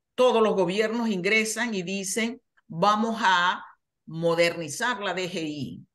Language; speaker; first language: Spanish; native; Spanish